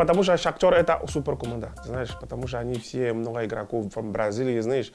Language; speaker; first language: Russian; non-native, learner; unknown